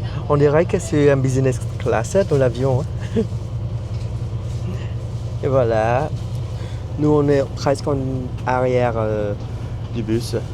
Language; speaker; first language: French; non-native, fluent; Vietnamese